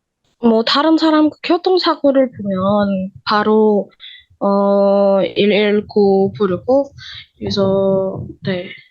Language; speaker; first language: Korean; non-native, learner; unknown